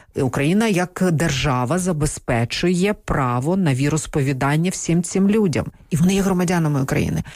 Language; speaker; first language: Ukrainian; non-native, local second language; Russian